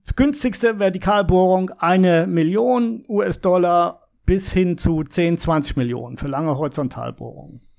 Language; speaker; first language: German; native; German